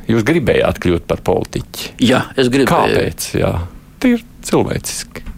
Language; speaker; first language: Latvian; native; Latvian